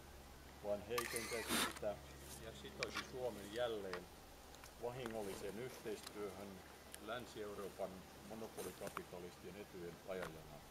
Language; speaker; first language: Finnish; native; Finnish